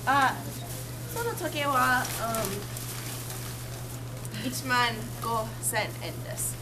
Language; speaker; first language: Japanese; non-native, learner; English